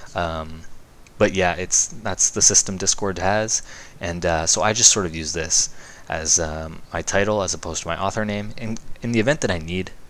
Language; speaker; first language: English; native; English